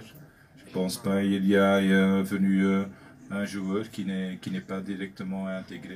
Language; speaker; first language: French; non-native, learner; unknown